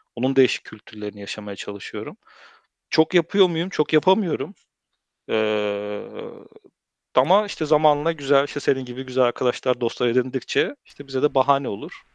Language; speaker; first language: Turkish; early bilingual, heritage; Turkish